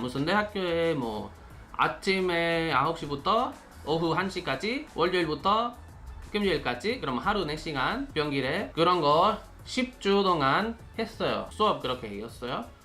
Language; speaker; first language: Korean; non-native, learner; Spanish